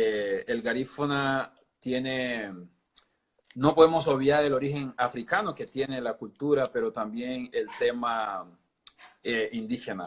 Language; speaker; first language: Spanish; non-native, local second language; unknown